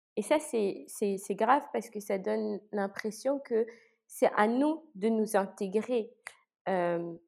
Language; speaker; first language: French; native; French